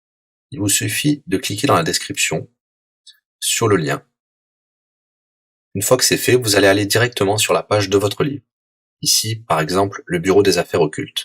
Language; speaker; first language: French; native; French